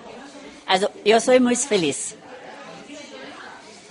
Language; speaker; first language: Spanish; non-native, learner; Romanian